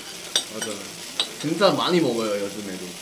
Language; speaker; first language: Korean; non-native, fluent; Cantonese